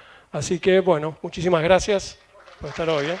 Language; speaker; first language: Spanish; native; Spanish